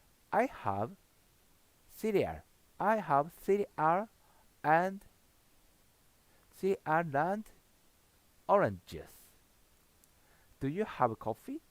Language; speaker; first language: English; non-native, learner; Japanese